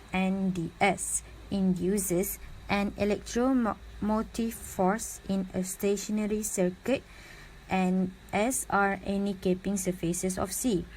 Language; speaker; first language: English; non-native, local second language; Malay